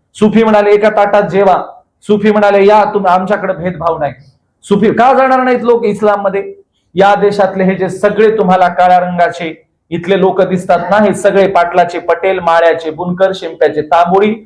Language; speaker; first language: Marathi; native; Marathi